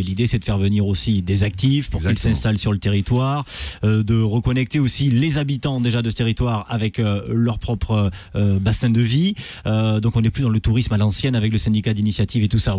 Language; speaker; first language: French; native; French